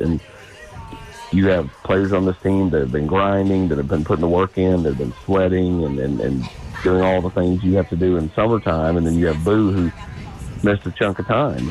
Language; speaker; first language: English; native; English